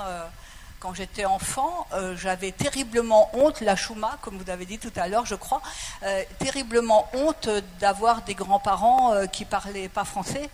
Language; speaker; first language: French; native; French